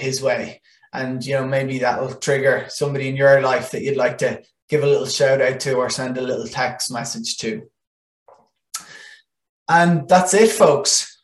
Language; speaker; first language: English; non-native, local second language; Irish